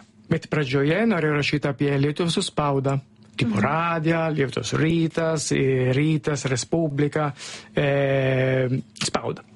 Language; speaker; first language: Lithuanian; non-native, fluent; Italian